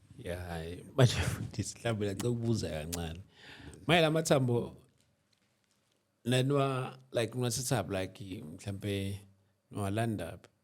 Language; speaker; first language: Zulu; native; Zulu